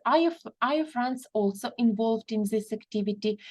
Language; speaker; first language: English; non-native, fluent; Ukrainian